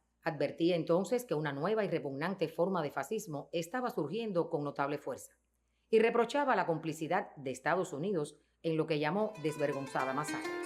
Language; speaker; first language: Spanish; native; Spanish